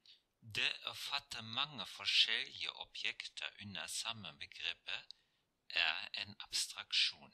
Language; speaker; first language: Norwegian; non-native, fluent; German